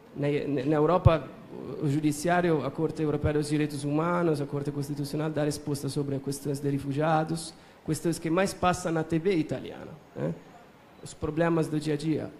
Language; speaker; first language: Portuguese; non-native, fluent; Italian